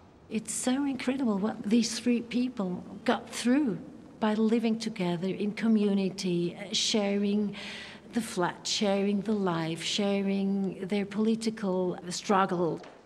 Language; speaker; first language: English; non-native, fluent; German